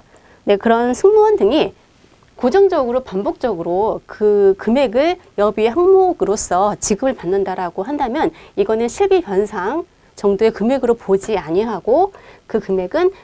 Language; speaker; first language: Korean; native; Korean